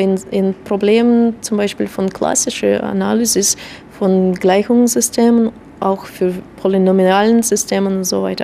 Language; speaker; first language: German; non-native, fluent; Russian